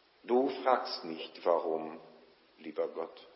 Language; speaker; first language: German; non-native, fluent; Polish